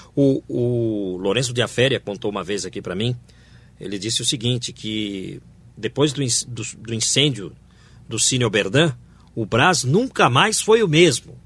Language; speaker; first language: Portuguese; native; Portuguese